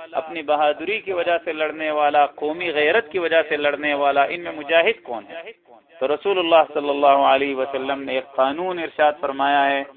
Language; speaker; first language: Urdu; non-native, local second language; Pashto